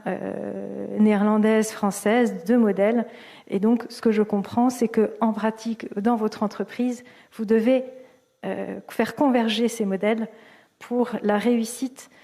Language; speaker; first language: French; native; French